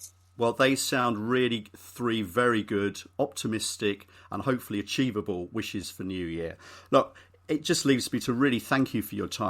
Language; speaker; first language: English; native; English